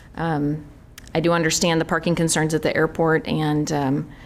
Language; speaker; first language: English; native; English